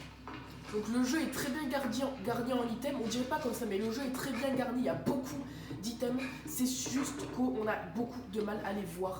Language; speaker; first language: French; native; French